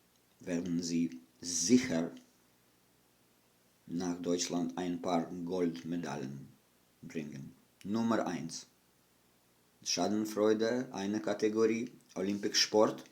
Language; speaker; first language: German; non-native, fluent; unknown